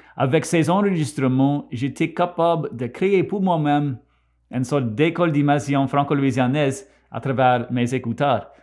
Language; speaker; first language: French; non-native, local second language; English